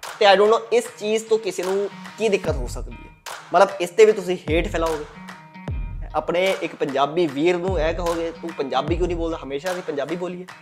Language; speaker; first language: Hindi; non-native, local second language; Punjabi